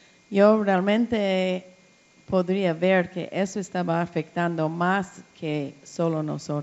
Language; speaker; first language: Spanish; non-native, learner; English